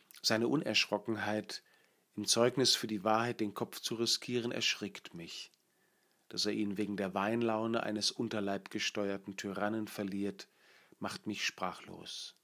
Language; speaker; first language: German; native; German